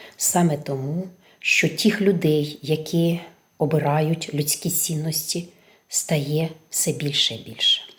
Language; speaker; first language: Ukrainian; non-native, local second language; Russian